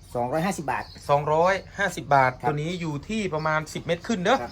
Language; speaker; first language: Thai; non-native, local second language; Northern Khmer